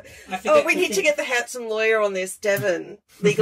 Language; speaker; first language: English; native; English